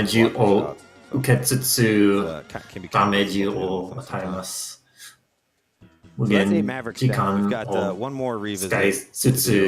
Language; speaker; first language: Japanese; non-native, learner; English